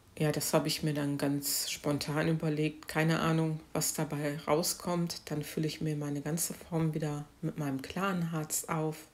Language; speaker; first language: German; native; German